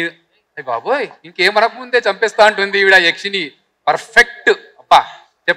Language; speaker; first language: Telugu; native; Telugu